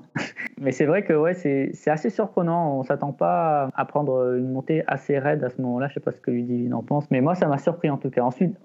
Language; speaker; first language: French; native; French